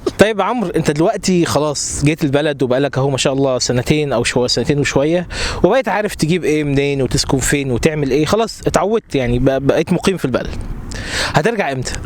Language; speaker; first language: Arabic; native; Arabic